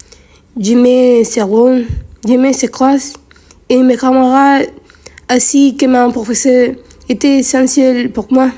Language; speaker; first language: French; non-native, learner; Spanish